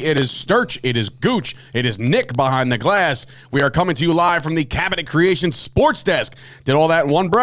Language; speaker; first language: English; native; English